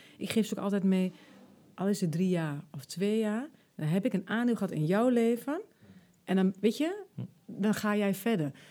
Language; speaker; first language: Dutch; early bilingual, other home language; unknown